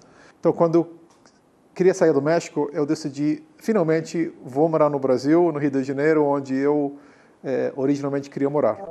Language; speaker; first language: Portuguese; non-native, fluent; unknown